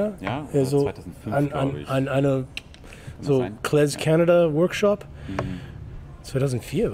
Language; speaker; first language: German; non-native, fluent; English